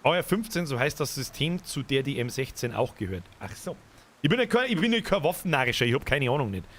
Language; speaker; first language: German; native; German